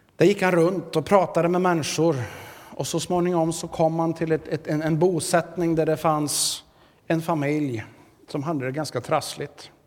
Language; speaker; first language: Swedish; native; Swedish